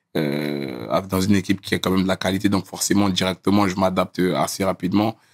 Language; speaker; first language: French; native; French